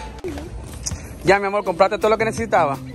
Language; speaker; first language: Spanish; native; Spanish